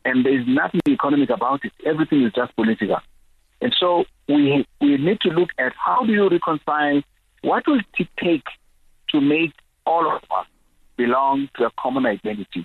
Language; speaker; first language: English; non-native, local second language; Xhosa